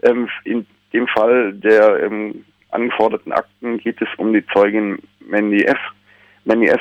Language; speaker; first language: German; native; German